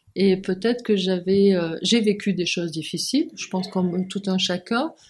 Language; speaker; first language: French; native; French